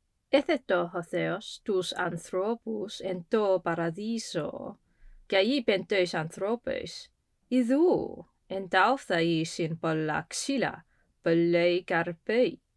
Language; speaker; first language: Greek; non-native, fluent; English